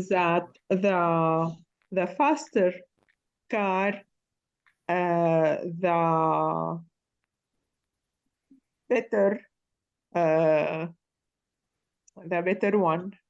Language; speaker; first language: English; non-native, learner; Arabic